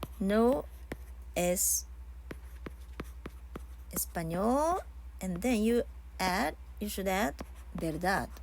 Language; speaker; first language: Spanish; non-native, learner; Japanese